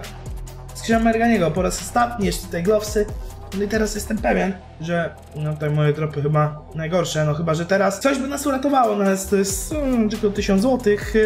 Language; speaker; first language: Polish; native; Polish